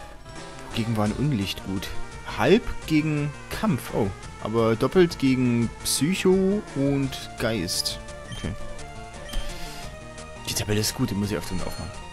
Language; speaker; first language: German; native; German